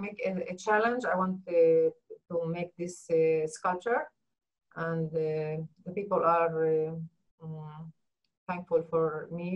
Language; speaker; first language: English; non-native, learner; Arabic